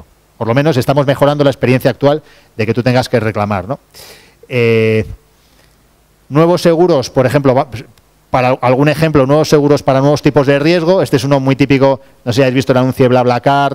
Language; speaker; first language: Spanish; native; Spanish